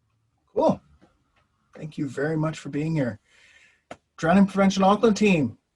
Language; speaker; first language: English; native; English